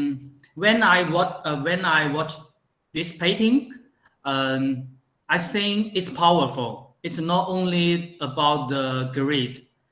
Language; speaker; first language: English; non-native, learner; Chinese